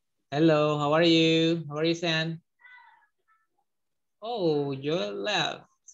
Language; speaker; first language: English; non-native, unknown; Indonesian